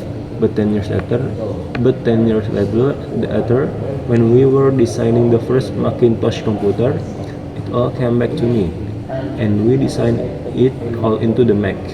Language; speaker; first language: English; non-native, learner; Indonesian